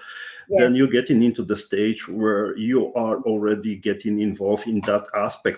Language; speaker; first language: English; non-native, fluent; Polish